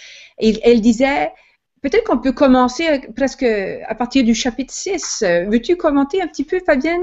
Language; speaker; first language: French; native; French